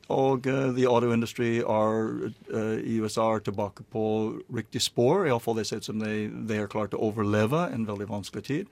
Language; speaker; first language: Norwegian; non-native, learner; English